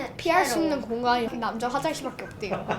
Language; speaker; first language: Korean; early bilingual, other home language; English